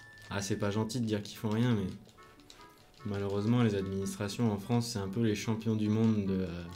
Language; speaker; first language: French; native; French